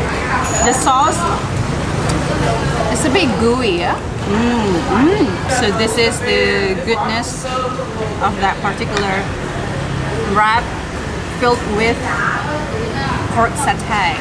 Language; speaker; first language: English; non-native, fluent; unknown